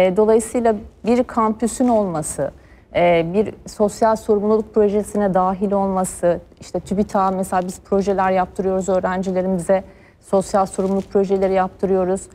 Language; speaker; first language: Turkish; native; Turkish